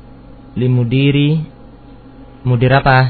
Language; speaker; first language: Arabic; non-native, fluent; Indonesian